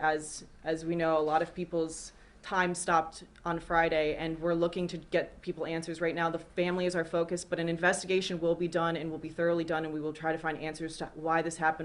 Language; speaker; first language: English; native; English